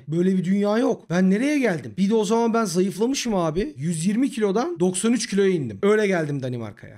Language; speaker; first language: Turkish; native; Turkish